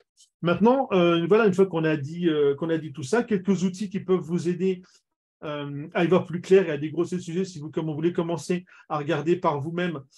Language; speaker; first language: French; native; French